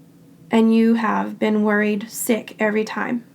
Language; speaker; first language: English; native; English